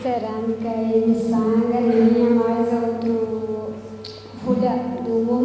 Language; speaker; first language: Portuguese; non-native, local second language; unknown